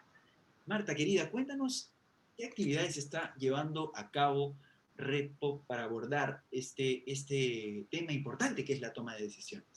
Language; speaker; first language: Spanish; native; Spanish